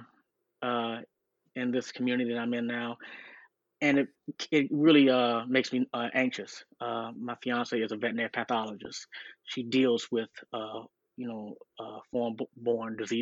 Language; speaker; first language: English; native; English